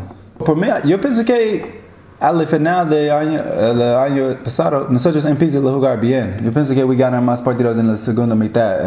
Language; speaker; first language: Spanish; non-native, learner; English